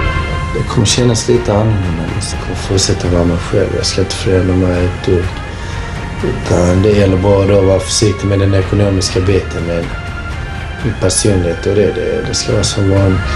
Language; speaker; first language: Swedish; early bilingual, other home language; Bosnian